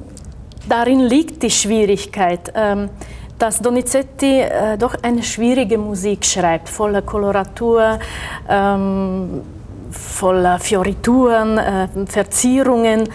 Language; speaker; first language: German; non-native, fluent; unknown